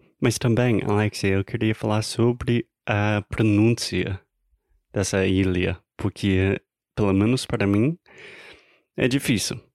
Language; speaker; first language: Portuguese; non-native, fluent; English